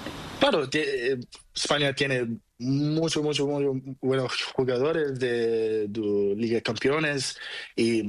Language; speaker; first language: Spanish; non-native, learner; Portuguese